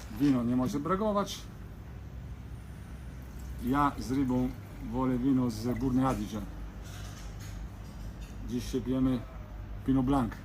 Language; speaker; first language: Polish; non-native, learner; Italian